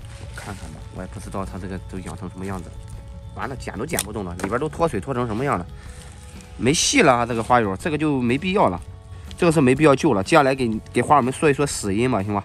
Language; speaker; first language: Chinese; native; Chinese